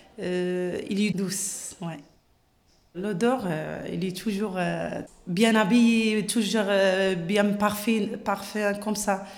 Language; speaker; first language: French; non-native, local second language; Arabic